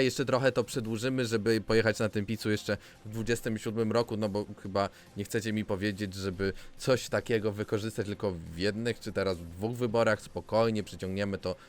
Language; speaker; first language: Polish; native; Polish